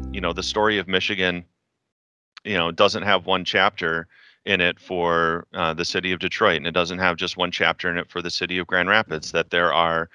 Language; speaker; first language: English; native; English